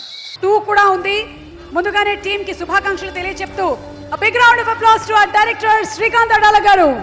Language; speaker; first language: Telugu; native; Telugu